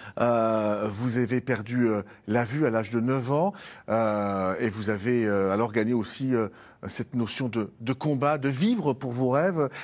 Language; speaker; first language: French; native; French